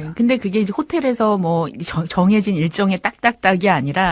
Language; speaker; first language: Korean; native; Korean